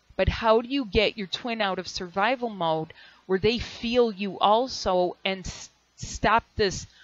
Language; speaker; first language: English; native; English